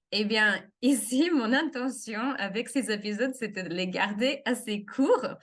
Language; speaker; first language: French; non-native, fluent; English